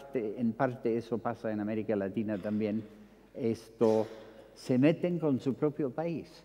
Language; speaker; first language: Spanish; non-native, fluent; English